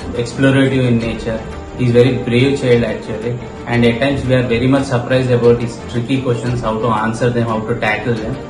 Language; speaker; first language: English; non-native, local second language; Telugu